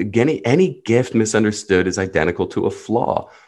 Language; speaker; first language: English; early bilingual, other home language; Hebrew